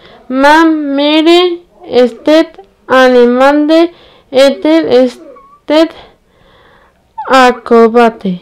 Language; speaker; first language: French; non-native, learner; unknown